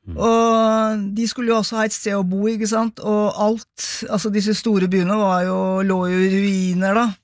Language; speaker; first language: Norwegian; native; Norwegian